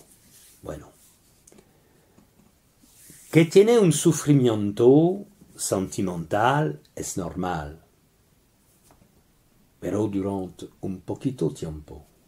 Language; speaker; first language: Spanish; non-native, learner; French